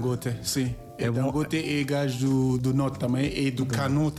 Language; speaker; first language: Portuguese; non-native, learner; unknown